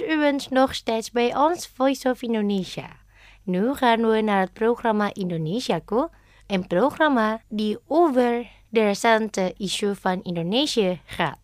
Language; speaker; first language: Dutch; non-native, learner; Indonesian